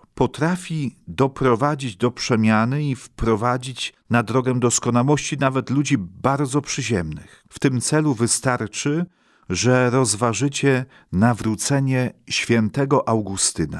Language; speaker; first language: Polish; native; Polish